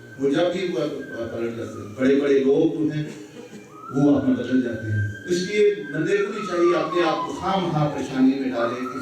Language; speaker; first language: Urdu; non-native, local second language; Punjabi